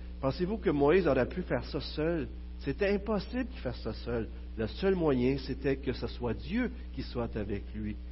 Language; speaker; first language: French; native; French